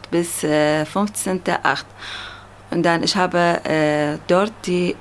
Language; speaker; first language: German; non-native, learner; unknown